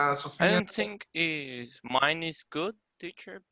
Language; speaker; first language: English; non-native, learner; Spanish